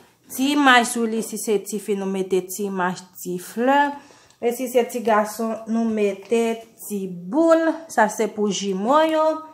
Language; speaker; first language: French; non-native, learner; Haitian Creole